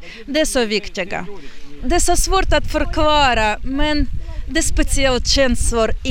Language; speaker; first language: Swedish; non-native, learner; Ukrainian